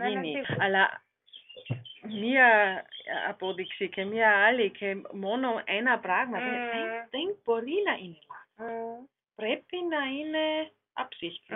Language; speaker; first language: Greek; non-native, learner; German